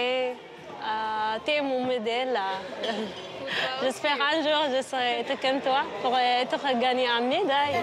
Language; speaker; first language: French; non-native, learner; Tigrinya